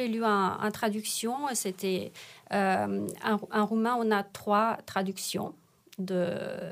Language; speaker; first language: French; non-native, fluent; Romanian